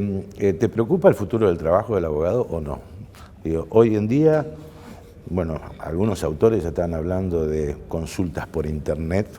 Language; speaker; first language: Spanish; native; Spanish